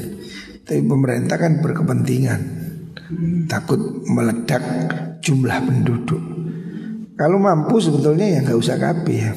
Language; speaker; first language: Indonesian; non-native, local second language; Javanese